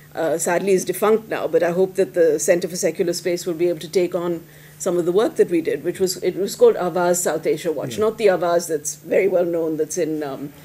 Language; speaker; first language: English; non-native, local second language; Hindi